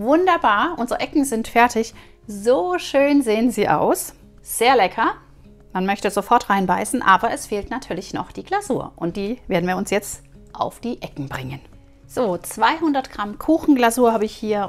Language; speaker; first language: German; native; German